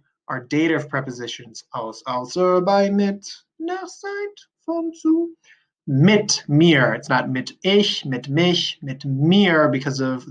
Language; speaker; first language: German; non-native, fluent; English